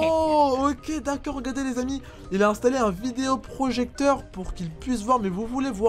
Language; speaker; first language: French; native; French